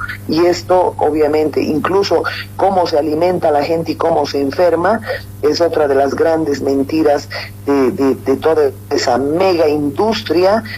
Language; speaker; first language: Spanish; native; Spanish